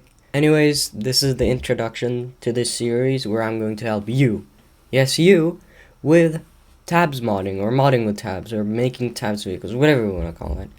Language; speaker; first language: English; native; English